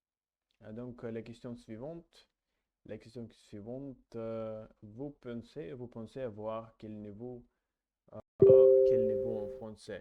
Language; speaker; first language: French; non-native, learner; English